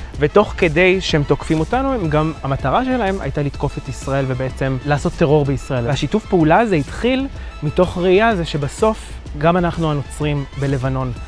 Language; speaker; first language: Hebrew; early bilingual, other home language; Arabic